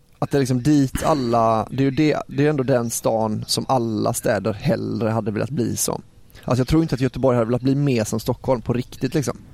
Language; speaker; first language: Swedish; native; Swedish